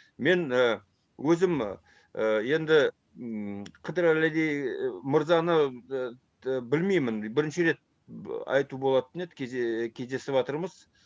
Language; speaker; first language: Kazakh; early bilingual, heritage; Kazakh